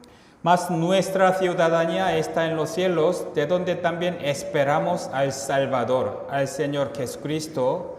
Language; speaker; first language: Spanish; non-native, fluent; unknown